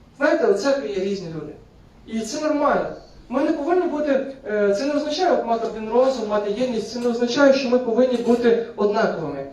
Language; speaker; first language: Ukrainian; non-native, local second language; Russian